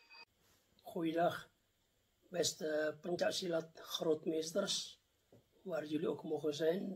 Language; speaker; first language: Dutch; non-native, fluent; Indonesian